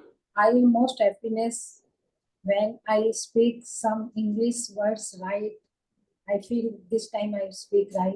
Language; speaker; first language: English; non-native, learner; Hindi